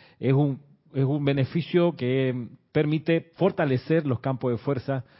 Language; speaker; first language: Spanish; native; Spanish